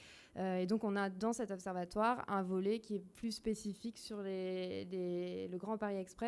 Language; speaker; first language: French; native; French